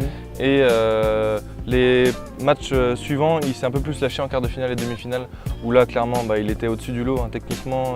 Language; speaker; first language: French; native; French